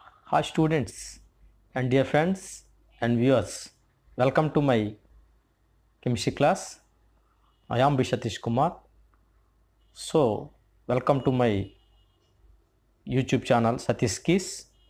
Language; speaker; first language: English; non-native, local second language; Telugu